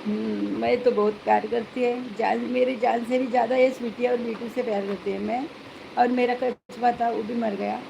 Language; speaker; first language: Hindi; non-native, local second language; Marathi